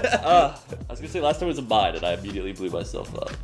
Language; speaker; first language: English; native; English